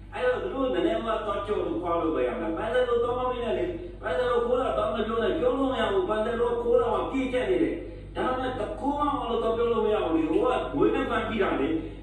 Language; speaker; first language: Burmese; native; Burmese